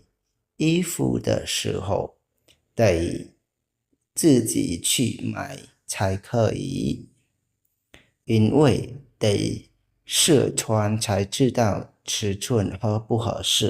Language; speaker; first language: Chinese; non-native, fluent; Khmer